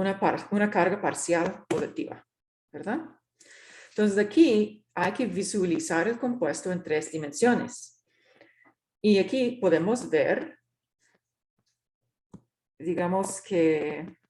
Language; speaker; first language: Spanish; non-native, fluent; English